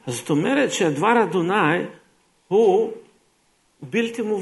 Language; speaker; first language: Hebrew; non-native, fluent; Russian